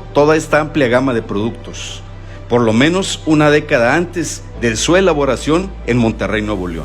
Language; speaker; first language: Spanish; native; Spanish